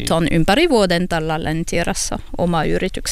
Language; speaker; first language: Finnish; non-native, learner; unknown